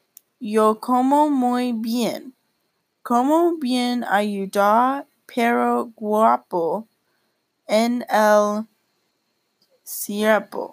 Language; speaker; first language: Spanish; non-native, learner; English